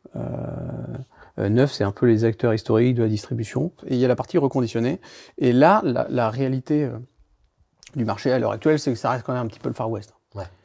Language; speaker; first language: French; native; French